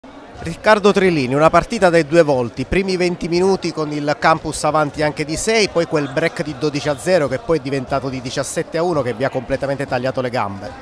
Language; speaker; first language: Italian; native; Italian